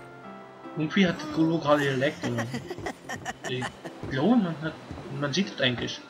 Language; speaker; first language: German; native; German